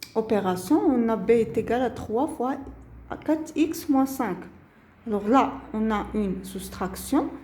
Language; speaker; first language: French; non-native, local second language; Arabic